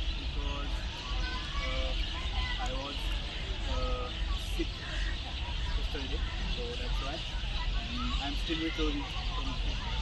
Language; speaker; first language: English; non-native, learner; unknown